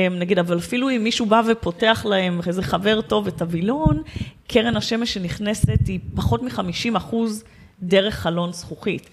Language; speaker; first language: Hebrew; native; Hebrew